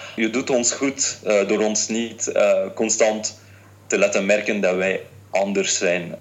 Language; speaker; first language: Dutch; non-native, fluent; French